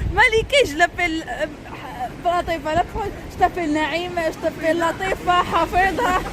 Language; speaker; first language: French; non-native, local second language; Arabic